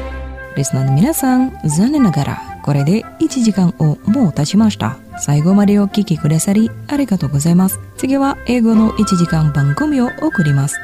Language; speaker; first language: Japanese; non-native, fluent; Indonesian